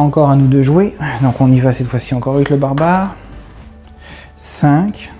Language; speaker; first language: French; native; French